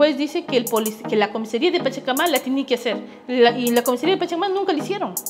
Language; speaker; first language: Spanish; native; Spanish